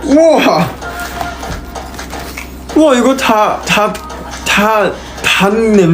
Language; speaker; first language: Korean; non-native, fluent; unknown